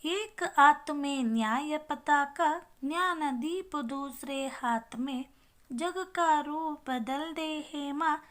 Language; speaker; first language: Hindi; non-native, local second language; Kannada